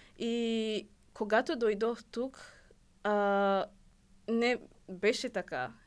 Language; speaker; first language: Bulgarian; non-native, learner; Rundi